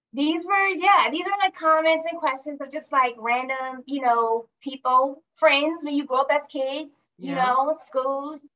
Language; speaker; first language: English; native; English